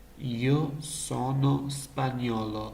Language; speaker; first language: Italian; non-native, learner; Georgian